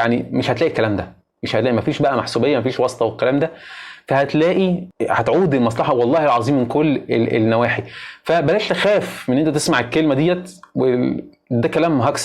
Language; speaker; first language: Arabic; native; Arabic